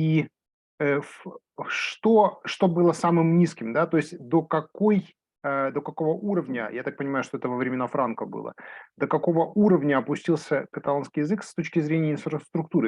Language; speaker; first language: Russian; native; Russian